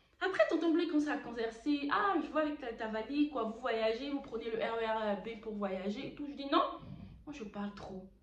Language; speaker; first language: French; early bilingual, other home language; Lingala